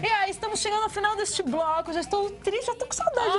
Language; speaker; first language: Portuguese; native; Portuguese